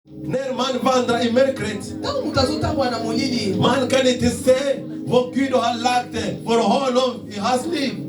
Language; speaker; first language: Swedish; non-native, fluent; Lingala